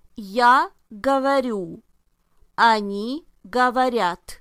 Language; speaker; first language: Russian; non-native, learner; English